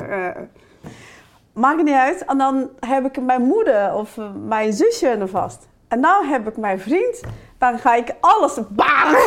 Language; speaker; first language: Dutch; non-native, fluent; Chinese